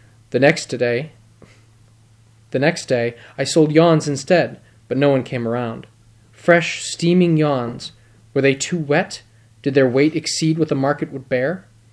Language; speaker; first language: English; native; English